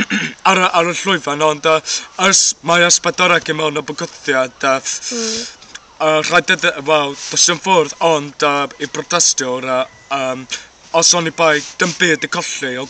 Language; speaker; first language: Welsh; non-native, learner; English